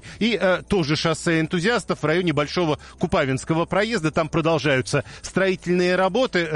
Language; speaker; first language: Russian; native; Russian